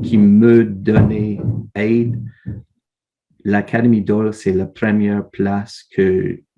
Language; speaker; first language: French; non-native, learner; English